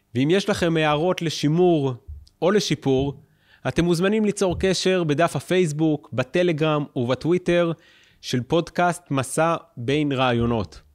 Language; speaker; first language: Hebrew; native; Hebrew